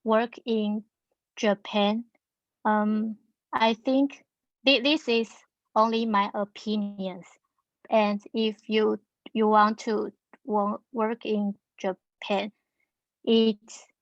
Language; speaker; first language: English; non-native, learner; Chinese